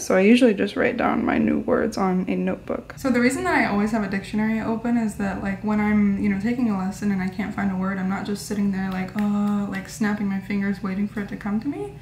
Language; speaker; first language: English; native; English